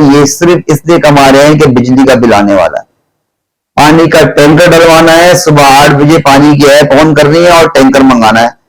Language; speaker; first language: Urdu; native; Urdu